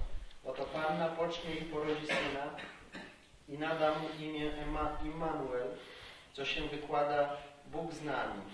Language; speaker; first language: Polish; native; Polish